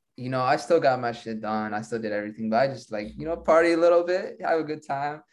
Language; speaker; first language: English; early bilingual, other home language; Spanish